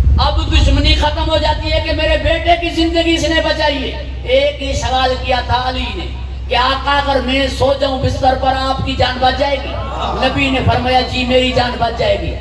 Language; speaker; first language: Urdu; non-native, local second language; Sindhi